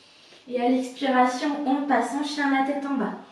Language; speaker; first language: French; native; French